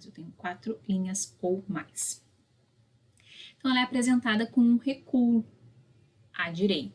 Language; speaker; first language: Portuguese; native; Portuguese